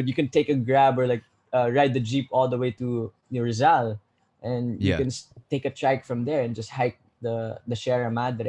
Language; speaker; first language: English; non-native, local second language; Filipino